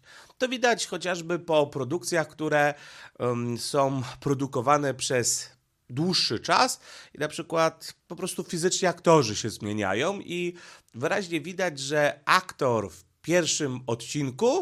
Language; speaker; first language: Polish; native; Polish